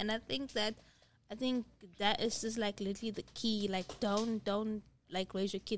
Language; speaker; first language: English; non-native, local second language; Dutch